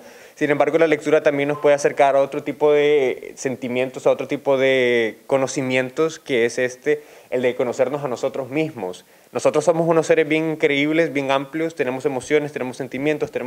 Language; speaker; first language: Spanish; native; Spanish